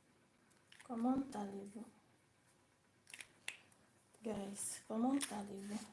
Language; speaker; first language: French; non-native, learner; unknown